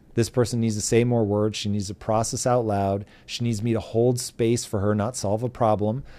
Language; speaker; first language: English; native; English